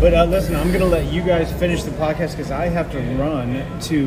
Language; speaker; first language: English; native; English